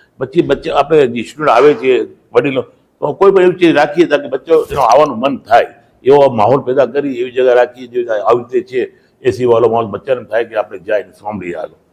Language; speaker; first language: Gujarati; early bilingual, heritage; Gujarati